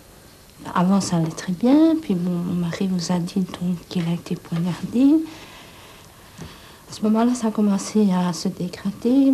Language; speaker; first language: French; native; French